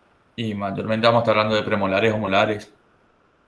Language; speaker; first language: Spanish; native; Spanish